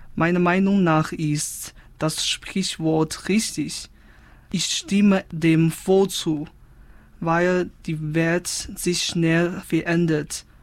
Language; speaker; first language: German; non-native, fluent; Chinese